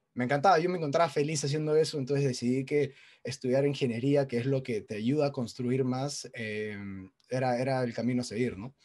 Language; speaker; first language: Spanish; native; Spanish